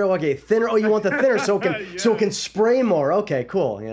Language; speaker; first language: English; native; English